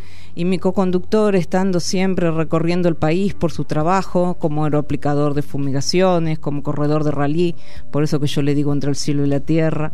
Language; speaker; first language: Spanish; native; Spanish